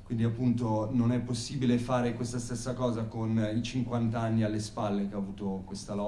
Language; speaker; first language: Italian; native; Italian